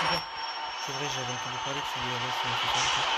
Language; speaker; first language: French; native; French